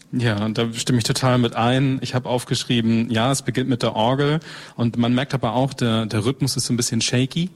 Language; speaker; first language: German; native; German